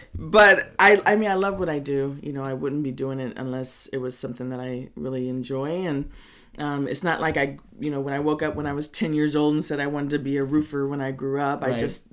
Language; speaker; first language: English; native; English